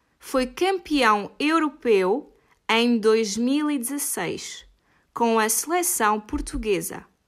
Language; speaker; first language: Portuguese; native; Portuguese